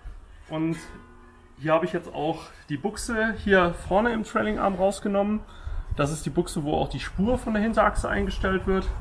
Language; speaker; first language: German; native; German